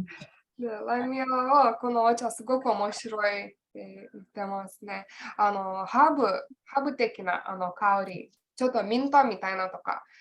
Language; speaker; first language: Japanese; non-native, learner; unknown